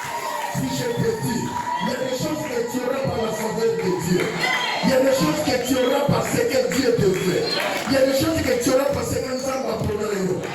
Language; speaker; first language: French; non-native, local second language; Lingala